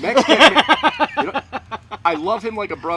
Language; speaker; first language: English; native; English